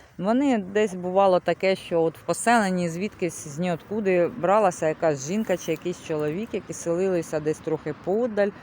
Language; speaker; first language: Ukrainian; non-native, local second language; Russian